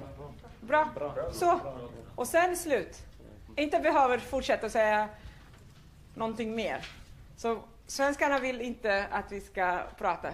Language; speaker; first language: Swedish; non-native, fluent; Arabic